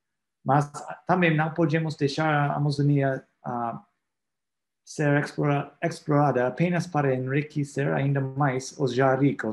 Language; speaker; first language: Portuguese; non-native, fluent; English